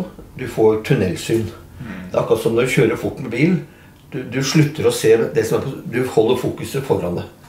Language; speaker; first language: Norwegian; native; Norwegian